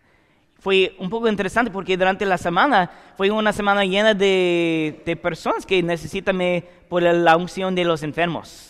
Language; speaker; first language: Spanish; non-native, learner; English